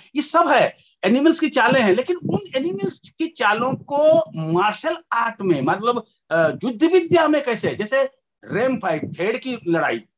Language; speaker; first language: Hindi; native; Hindi